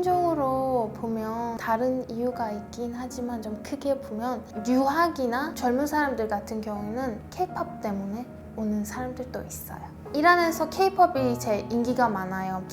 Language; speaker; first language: Korean; non-native, fluent; Persian